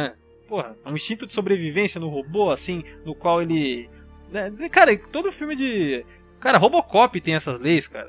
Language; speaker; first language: Portuguese; native; Portuguese